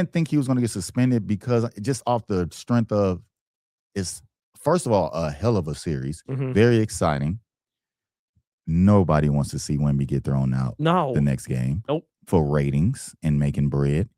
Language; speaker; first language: English; native; English